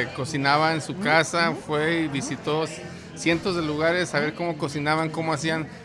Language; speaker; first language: Spanish; native; Spanish